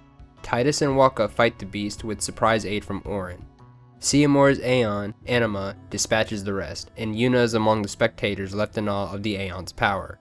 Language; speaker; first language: English; native; English